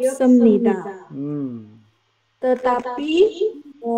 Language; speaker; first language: Korean; non-native, learner; Indonesian